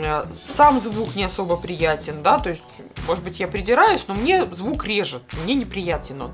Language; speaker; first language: Russian; native; Russian